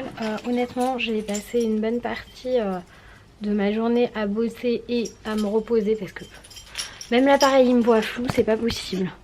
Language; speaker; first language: French; native; French